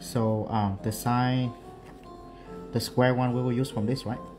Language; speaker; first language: English; non-native, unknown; Vietnamese